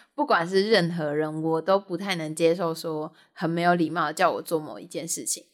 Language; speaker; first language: Chinese; native; Chinese